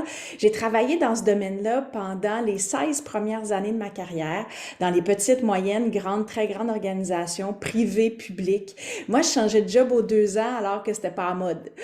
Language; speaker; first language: French; native; French